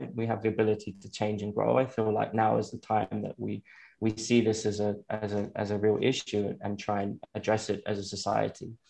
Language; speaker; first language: English; native; English